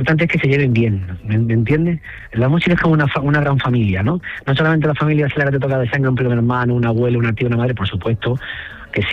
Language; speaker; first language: Spanish; native; Spanish